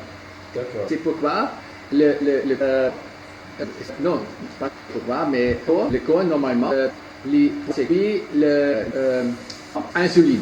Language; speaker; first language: French; non-native, learner; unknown